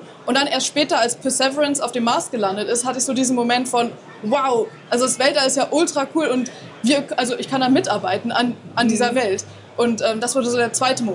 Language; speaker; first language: German; native; German